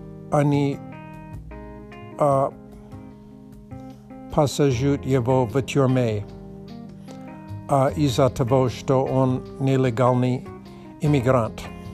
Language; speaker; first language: Russian; non-native, learner; English